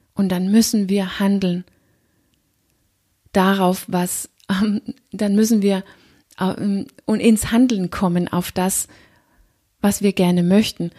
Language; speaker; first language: German; non-native, fluent; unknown